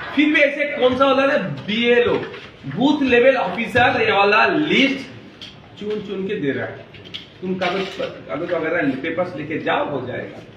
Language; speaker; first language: Hindi; non-native, local second language; Bangla